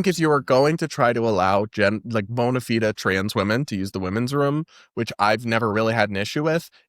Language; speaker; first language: English; native; English